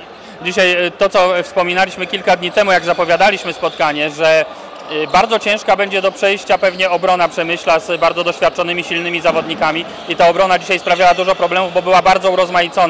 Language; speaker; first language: Polish; native; Polish